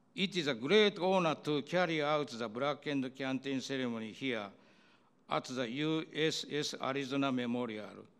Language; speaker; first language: English; non-native, learner; Japanese